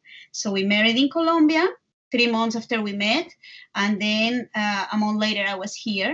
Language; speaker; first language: English; non-native, fluent; Spanish